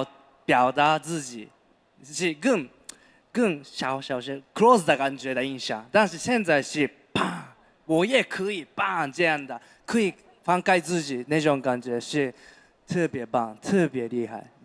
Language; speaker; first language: Chinese; non-native, learner; Japanese